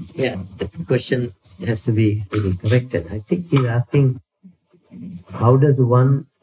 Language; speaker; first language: English; non-native, local second language; Sinhala